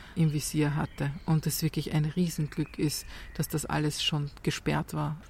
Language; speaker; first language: German; native; German